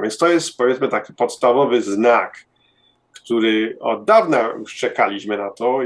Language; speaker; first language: Polish; early bilingual, heritage; Polish